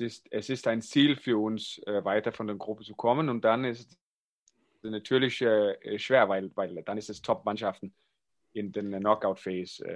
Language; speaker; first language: German; non-native, fluent; Danish